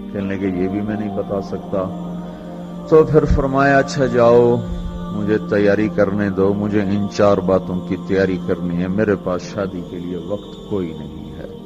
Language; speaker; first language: Urdu; non-native, local second language; Punjabi